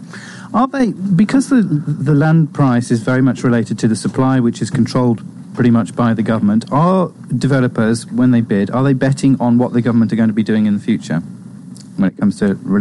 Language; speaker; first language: English; native; English